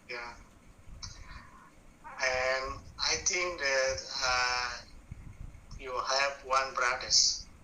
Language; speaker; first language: English; non-native, learner; Buginese